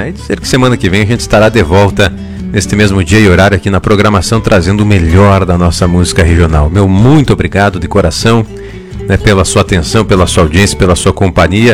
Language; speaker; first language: Portuguese; native; Portuguese